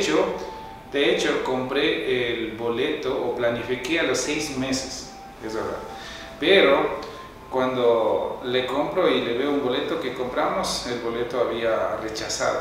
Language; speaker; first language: Spanish; native; Spanish